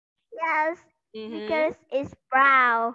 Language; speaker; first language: English; non-native, learner; Vietnamese